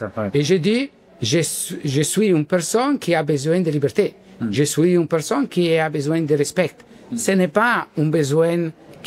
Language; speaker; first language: French; non-native, learner; Italian